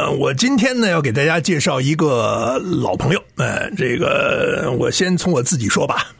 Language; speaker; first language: Chinese; native; Chinese